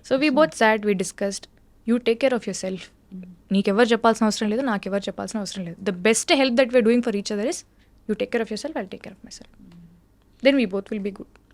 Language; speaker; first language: Telugu; native; Telugu